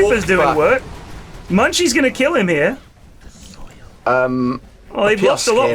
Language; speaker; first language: English; native; English